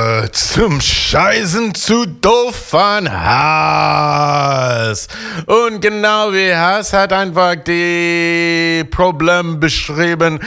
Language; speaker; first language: German; non-native, fluent; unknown